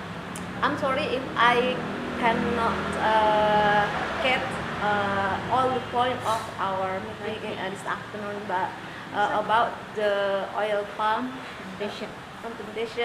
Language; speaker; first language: English; non-native, learner; Indonesian